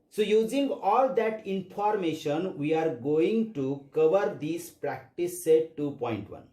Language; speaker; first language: English; non-native, local second language; Marathi